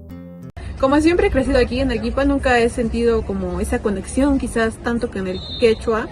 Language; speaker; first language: Spanish; native; Spanish